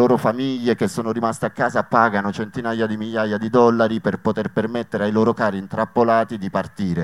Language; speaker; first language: Italian; native; Italian